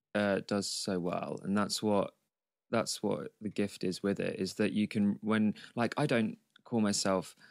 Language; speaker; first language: English; native; English